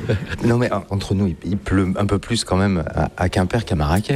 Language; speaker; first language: French; native; French